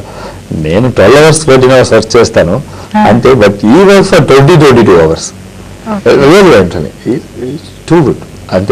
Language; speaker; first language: Telugu; non-native, learner; Tamil